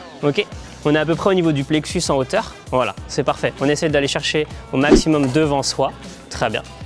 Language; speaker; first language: French; native; French